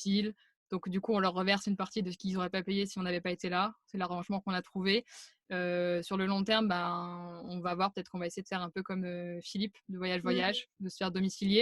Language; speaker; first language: French; native; French